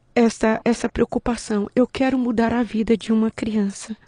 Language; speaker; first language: Portuguese; native; Portuguese